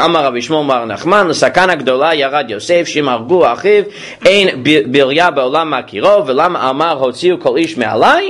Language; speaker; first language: Hebrew; non-native, fluent; English